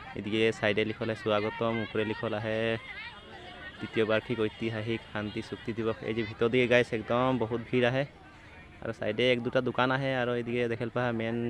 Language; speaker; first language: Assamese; non-native, local second language; Sadri